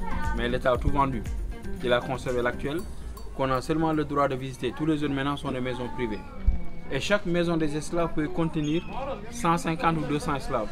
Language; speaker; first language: French; non-native, local second language; Wolof